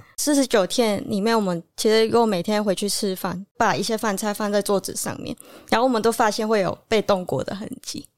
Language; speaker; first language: Chinese; non-native, local second language; Cantonese